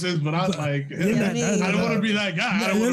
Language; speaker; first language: English; native; English